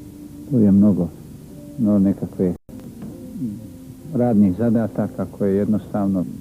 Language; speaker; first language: Bosnian; native; Bosnian